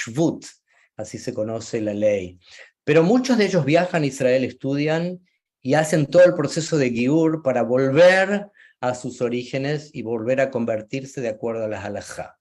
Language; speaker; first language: Spanish; native; Spanish